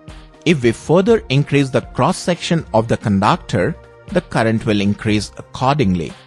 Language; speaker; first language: English; non-native, local second language; Telugu